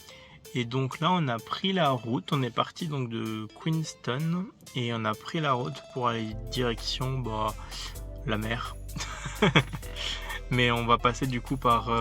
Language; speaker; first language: French; native; French